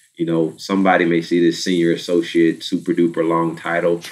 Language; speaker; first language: English; native; English